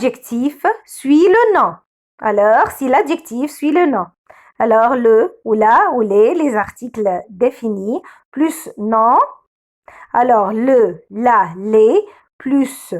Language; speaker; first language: French; non-native, fluent; Arabic